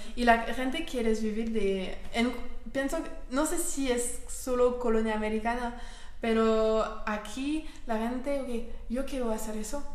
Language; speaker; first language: Spanish; non-native, learner; French